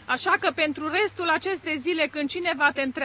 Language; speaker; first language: Romanian; native; Romanian